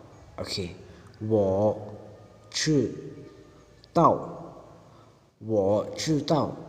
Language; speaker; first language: Chinese; non-native, fluent; Hmong